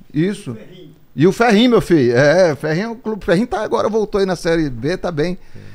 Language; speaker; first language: Portuguese; native; Portuguese